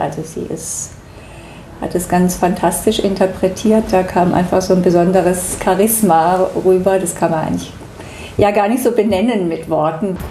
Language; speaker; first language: German; native; German